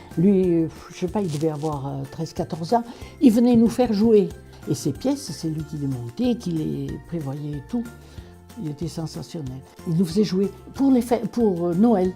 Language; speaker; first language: French; native; French